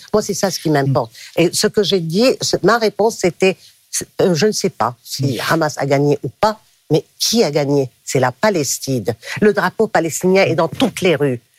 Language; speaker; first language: French; non-native, local second language; Arabic